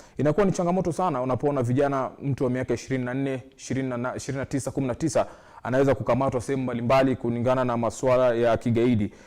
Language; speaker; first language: Swahili; native; Swahili